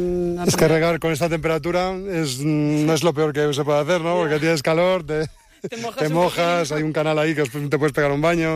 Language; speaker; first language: Spanish; native; Spanish